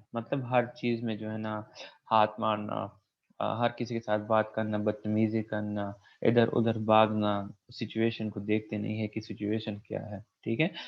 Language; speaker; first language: Urdu; non-native, local second language; Pashto